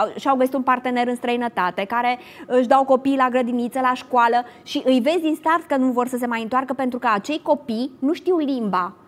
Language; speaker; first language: Romanian; native; Romanian